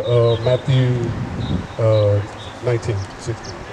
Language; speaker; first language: English; native; English